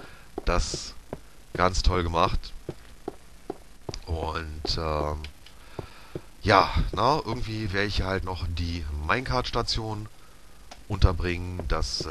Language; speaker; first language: German; native; German